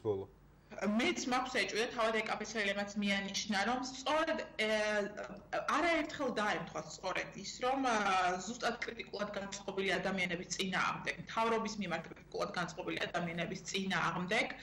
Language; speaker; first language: Georgian; native; Georgian